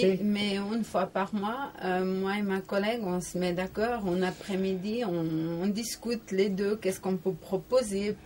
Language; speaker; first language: French; non-native, learner; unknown